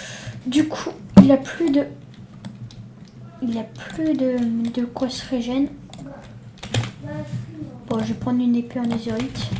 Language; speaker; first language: French; native; French